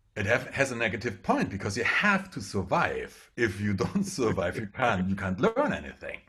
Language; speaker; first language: English; non-native, fluent; German